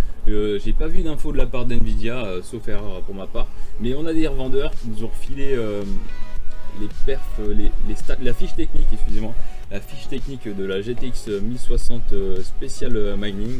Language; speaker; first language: French; native; French